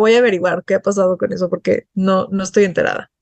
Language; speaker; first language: Spanish; native; Spanish